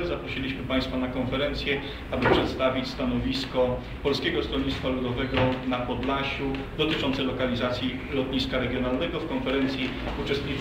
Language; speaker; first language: Polish; native; Polish